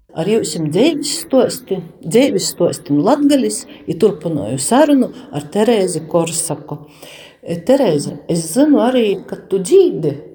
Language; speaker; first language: Latvian; native; Latvian